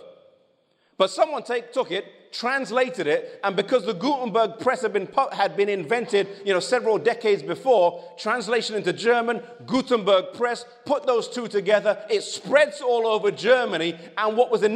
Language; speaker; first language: English; native; English